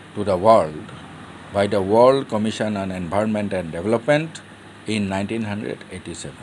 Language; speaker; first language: English; non-native, local second language; Assamese